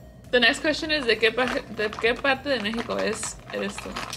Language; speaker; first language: Spanish; early bilingual, heritage; Spanish